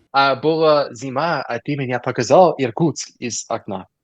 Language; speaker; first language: Russian; non-native, learner; English